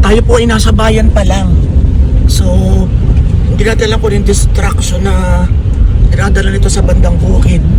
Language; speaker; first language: Filipino; native; Filipino